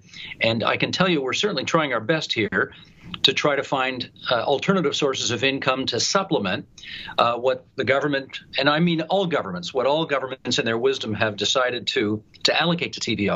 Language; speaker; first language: English; native; English